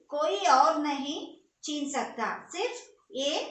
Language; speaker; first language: Hindi; non-native, local second language; Kannada